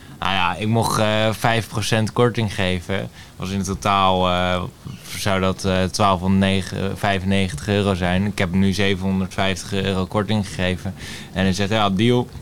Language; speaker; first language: Dutch; native; Dutch